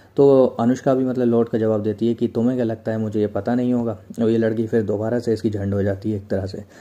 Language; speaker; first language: Hindi; native; Hindi